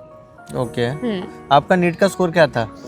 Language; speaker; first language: Hindi; native; Hindi